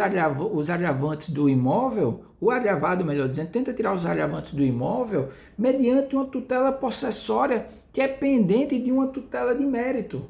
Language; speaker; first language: Portuguese; native; Portuguese